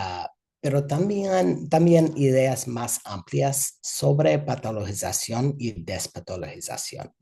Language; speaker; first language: Spanish; non-native, fluent; English